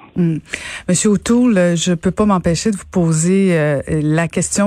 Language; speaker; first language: French; native; French